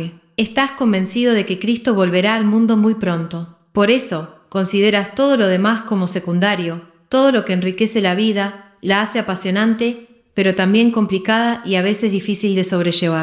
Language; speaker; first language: Spanish; native; Spanish